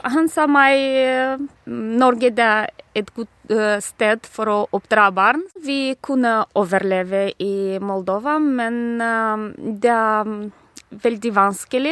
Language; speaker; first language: Norwegian; non-native, fluent; Romanian